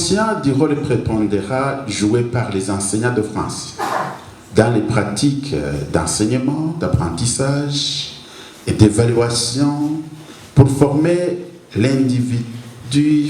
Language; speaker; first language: French; non-native, local second language; Rundi